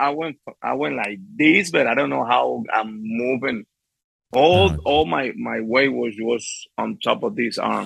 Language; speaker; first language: English; non-native, fluent; Spanish